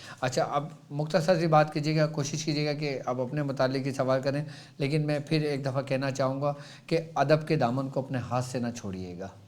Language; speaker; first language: Urdu; native; Urdu